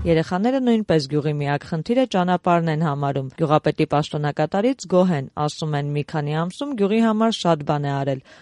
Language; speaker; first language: Armenian; native; Armenian